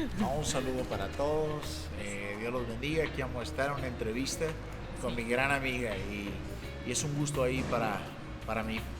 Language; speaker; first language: Spanish; native; Spanish